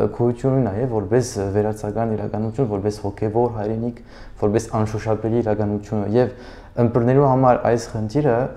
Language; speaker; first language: Armenian; early bilingual, heritage; Armenian